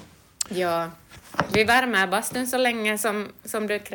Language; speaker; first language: Swedish; native; Swedish